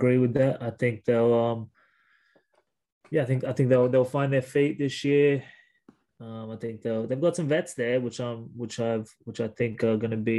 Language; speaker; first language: English; native; English